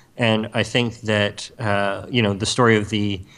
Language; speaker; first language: English; native; English